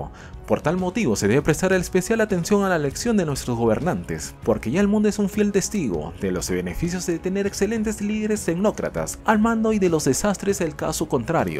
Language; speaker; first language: Spanish; native; Spanish